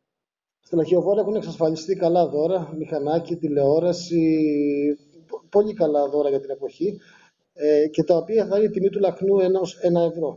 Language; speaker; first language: Greek; native; Greek